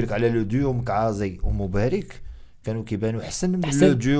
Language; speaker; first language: Arabic; native; Arabic